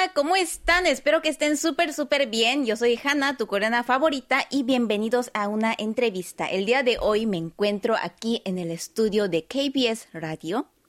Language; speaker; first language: Spanish; early bilingual, heritage; Spanish